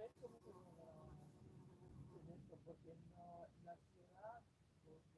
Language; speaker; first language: Spanish; non-native, fluent; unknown